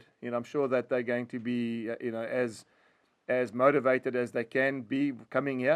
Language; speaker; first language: English; native; English